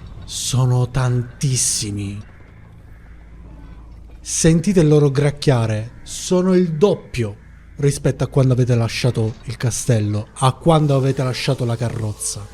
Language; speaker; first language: Italian; native; Italian